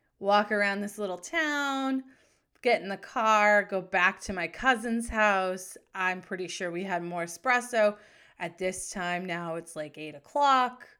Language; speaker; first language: English; native; English